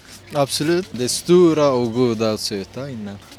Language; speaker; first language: Swedish; non-native, learner; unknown